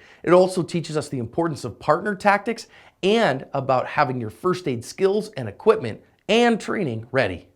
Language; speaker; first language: English; native; English